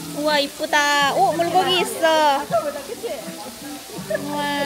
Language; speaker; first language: Korean; non-native, fluent; Indonesian